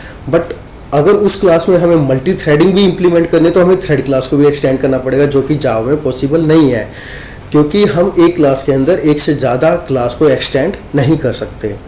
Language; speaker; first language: Hindi; native; Hindi